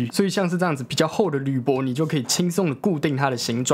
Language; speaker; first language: Chinese; native; Chinese